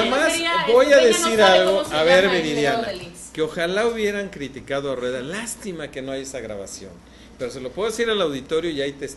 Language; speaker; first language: Spanish; native; Spanish